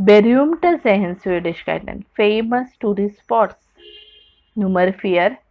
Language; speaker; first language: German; non-native, learner; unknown